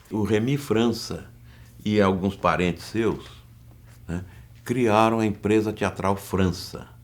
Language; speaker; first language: Portuguese; native; Portuguese